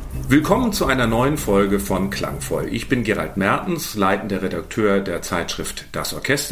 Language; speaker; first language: German; native; German